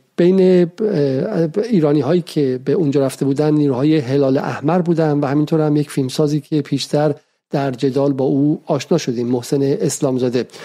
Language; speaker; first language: Persian; native; Persian